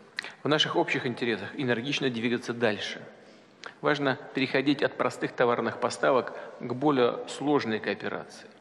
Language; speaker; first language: Russian; native; Russian